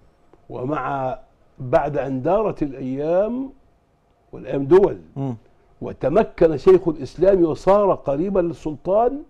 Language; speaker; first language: Arabic; native; Arabic